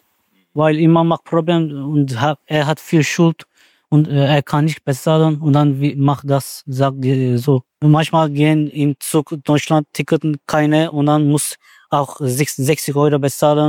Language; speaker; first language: German; non-native, learner; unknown